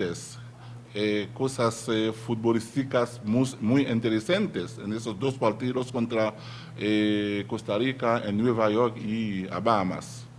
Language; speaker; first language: Spanish; non-native, learner; Haitian Creole